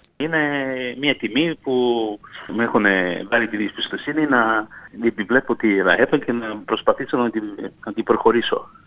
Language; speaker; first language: Greek; early bilingual, heritage; Greek